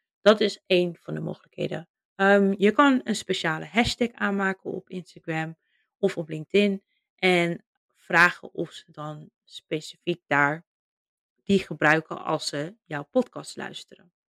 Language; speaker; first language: Dutch; native; Dutch